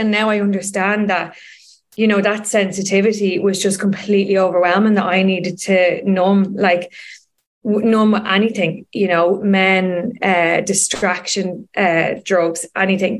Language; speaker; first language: English; native; English